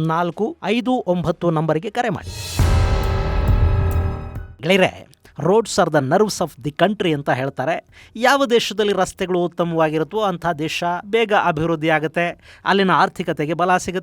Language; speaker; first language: Kannada; native; Kannada